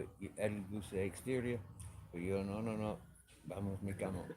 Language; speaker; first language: Spanish; non-native, learner; English